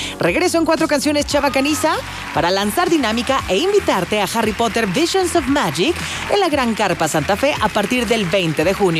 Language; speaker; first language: Spanish; native; Spanish